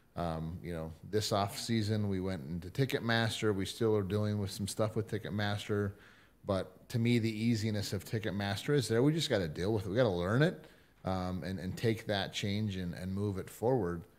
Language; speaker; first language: English; native; English